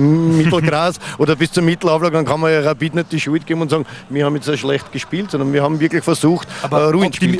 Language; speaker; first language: German; native; German